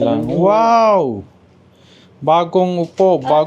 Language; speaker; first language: Filipino; non-native, fluent; Korean